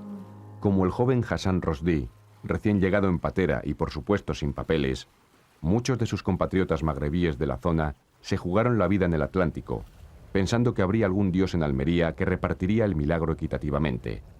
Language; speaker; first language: Spanish; native; Spanish